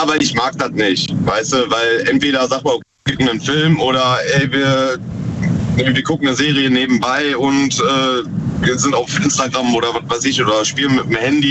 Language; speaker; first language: German; native; German